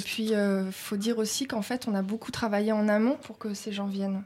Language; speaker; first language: French; native; French